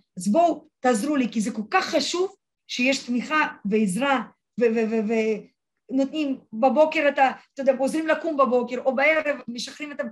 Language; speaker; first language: Hebrew; non-native, fluent; Russian